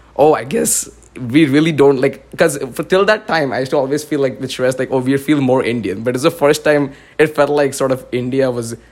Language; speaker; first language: English; non-native, local second language; Marathi